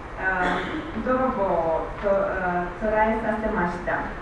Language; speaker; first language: Japanese; non-native, learner; Romanian